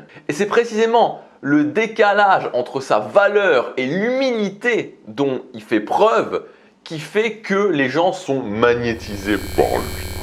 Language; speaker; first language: French; native; French